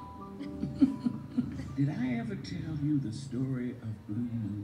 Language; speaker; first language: English; non-native, fluent; French